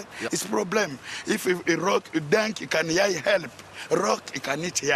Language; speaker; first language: Dutch; non-native, learner; Lingala